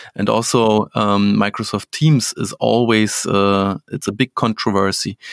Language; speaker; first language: English; non-native, fluent; German